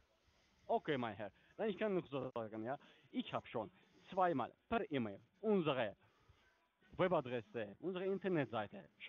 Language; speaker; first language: German; non-native, learner; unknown